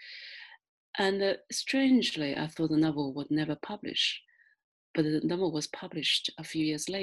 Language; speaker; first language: English; non-native, fluent; Chinese